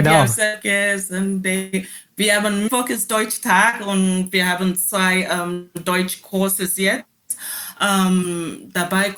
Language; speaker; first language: German; non-native, learner; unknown